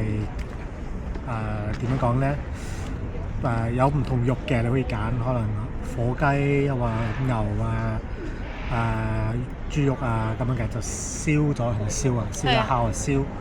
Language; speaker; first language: Cantonese; early bilingual, heritage; Cantonese